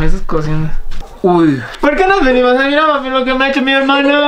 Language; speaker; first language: Spanish; native; Spanish